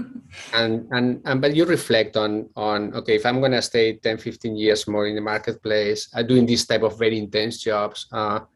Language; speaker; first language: English; non-native, fluent; Spanish